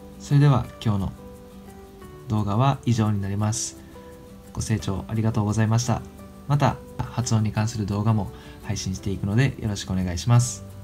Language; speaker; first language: Japanese; native; Japanese